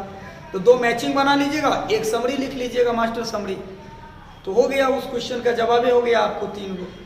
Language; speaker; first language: Hindi; native; Hindi